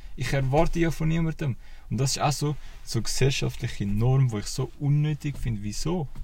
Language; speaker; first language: German; native; German